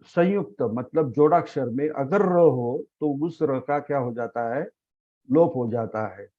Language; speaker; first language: Hindi; non-native, local second language; Marathi